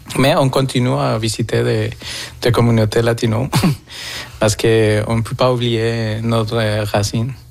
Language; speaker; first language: French; non-native, fluent; Spanish